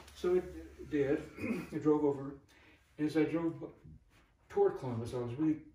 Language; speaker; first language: English; native; English